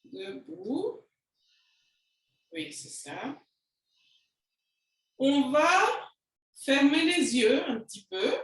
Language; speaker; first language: French; non-native, learner; Spanish